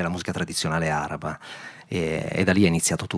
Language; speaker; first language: Italian; native; Italian